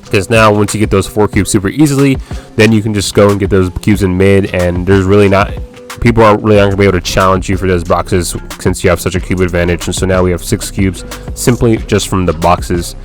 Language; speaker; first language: English; native; English